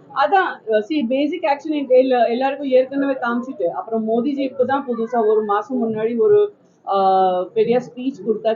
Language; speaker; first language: Tamil; non-native, learner; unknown